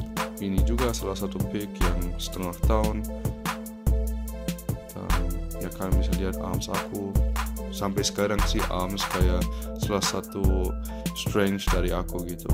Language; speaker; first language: Indonesian; early bilingual, heritage; Indonesian